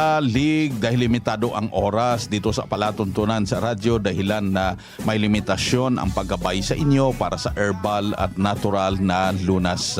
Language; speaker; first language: Filipino; native; Filipino